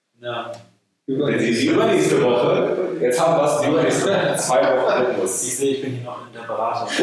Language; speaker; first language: German; native; German